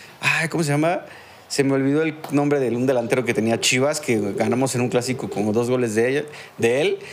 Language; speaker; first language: Spanish; native; Spanish